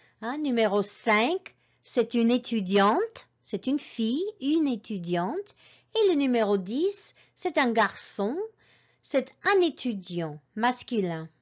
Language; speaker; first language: French; non-native, fluent; English